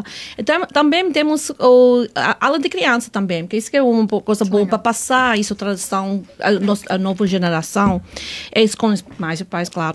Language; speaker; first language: Portuguese; non-native, fluent; English